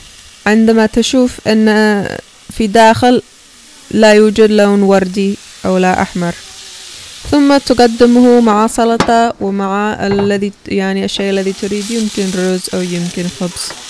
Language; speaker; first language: Arabic; non-native, fluent; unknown